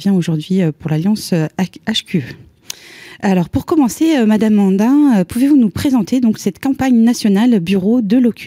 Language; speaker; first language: French; native; French